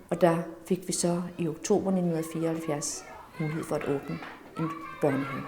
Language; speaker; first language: Danish; native; Danish